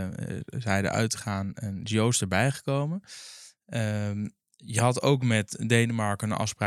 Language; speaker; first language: Dutch; native; Dutch